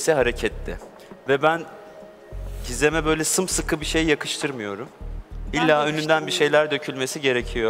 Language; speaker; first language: Turkish; native; Turkish